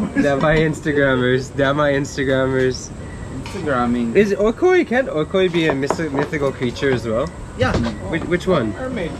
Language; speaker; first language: English; native; English